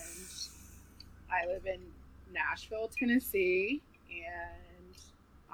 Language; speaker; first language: English; native; English